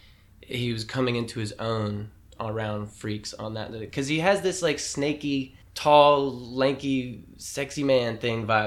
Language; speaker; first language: English; native; English